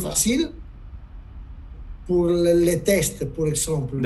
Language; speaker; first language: French; non-native, learner; Italian